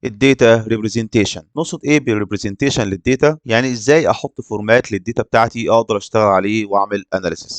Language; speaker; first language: Arabic; native; Arabic